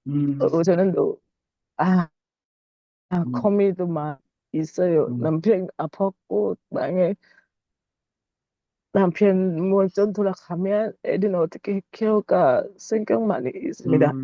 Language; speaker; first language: Korean; non-native, learner; Thai